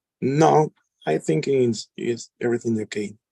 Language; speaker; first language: English; non-native, learner; Spanish